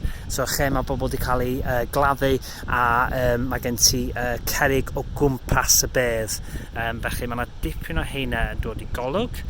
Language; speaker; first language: Welsh; native; Welsh